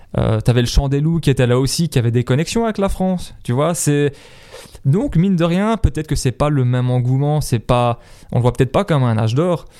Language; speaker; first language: French; native; French